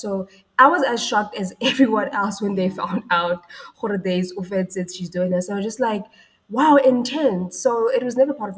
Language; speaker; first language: English; non-native, local second language; Tswana